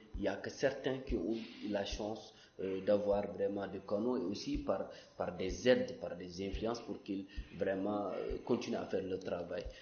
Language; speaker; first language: French; non-native, local second language; Fula